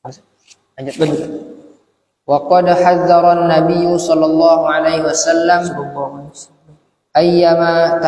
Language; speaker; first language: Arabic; non-native, learner; Indonesian